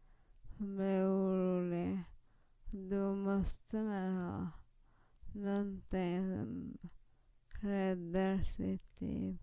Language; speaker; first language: Swedish; non-native, fluent; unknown